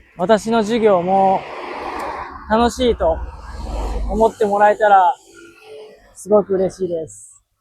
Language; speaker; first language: Japanese; native; Japanese